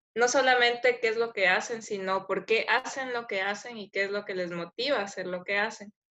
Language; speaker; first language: Spanish; native; Spanish